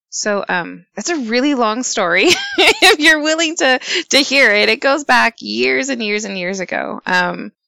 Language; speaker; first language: English; early bilingual, other home language; Spanish